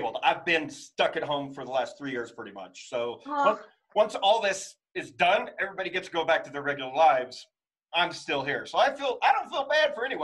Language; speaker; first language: English; native; English